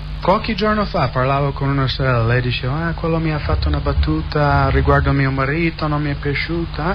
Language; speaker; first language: Italian; non-native, fluent; English